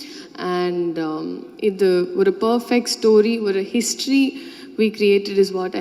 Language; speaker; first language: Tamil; non-native, fluent; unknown